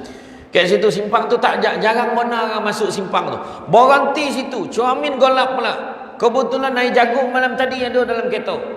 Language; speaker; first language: Malay; native; Malay